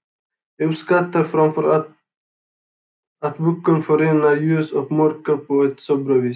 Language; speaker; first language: Swedish; non-native, learner; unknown